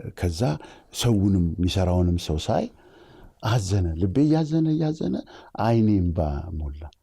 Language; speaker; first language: Amharic; native; Amharic